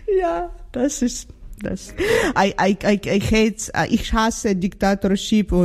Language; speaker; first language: German; non-native, learner; Persian